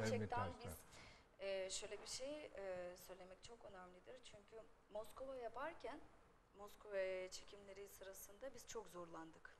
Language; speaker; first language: Turkish; non-native, fluent; Russian